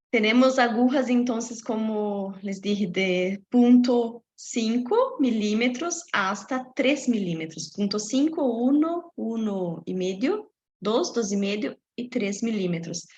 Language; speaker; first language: Spanish; non-native, fluent; Portuguese